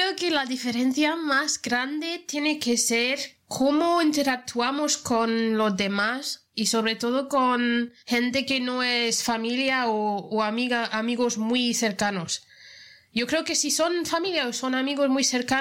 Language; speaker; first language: Spanish; non-native, fluent; English